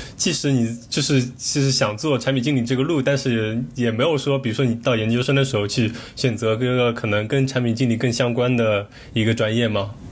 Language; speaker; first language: Chinese; native; Chinese